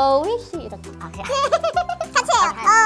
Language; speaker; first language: Korean; non-native, learner; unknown